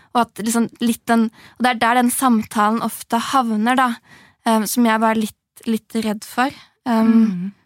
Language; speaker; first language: Norwegian; native; Norwegian